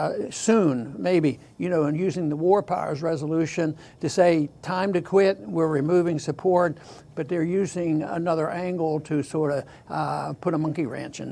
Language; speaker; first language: English; native; English